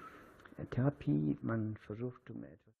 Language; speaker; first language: German; non-native, fluent; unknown